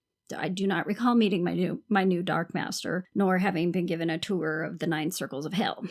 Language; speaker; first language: English; native; English